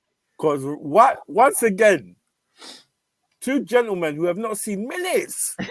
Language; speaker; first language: English; native; English